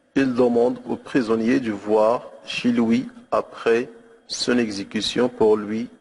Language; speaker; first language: French; non-native, local second language; Arabic